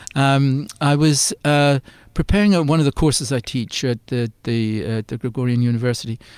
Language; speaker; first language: English; native; English